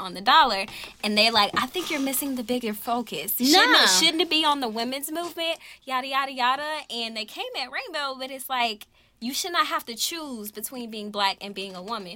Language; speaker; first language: English; native; English